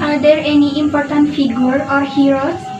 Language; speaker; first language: English; non-native, learner; Indonesian